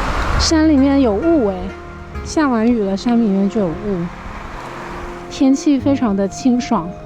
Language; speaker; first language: Chinese; native; Chinese